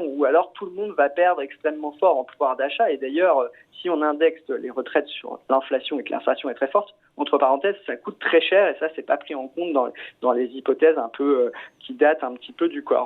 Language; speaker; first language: French; native; French